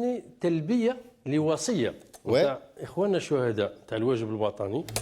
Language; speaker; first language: Arabic; native; Arabic